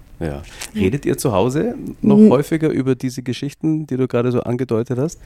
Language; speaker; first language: German; native; German